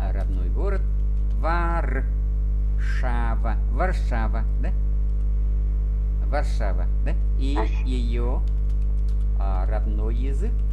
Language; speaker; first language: Russian; non-native, fluent; Vietnamese